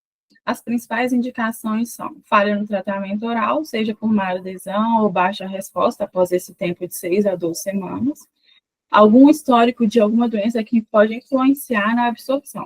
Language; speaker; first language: Portuguese; native; Portuguese